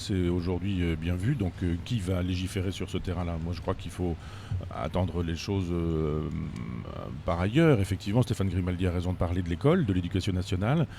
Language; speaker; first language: French; native; French